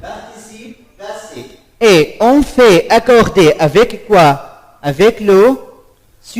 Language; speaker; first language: French; non-native, fluent; Arabic